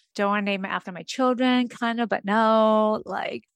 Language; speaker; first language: English; native; English